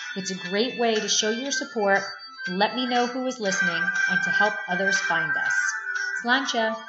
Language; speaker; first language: English; native; English